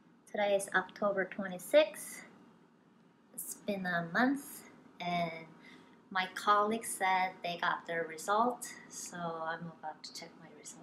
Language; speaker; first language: English; non-native, fluent; Korean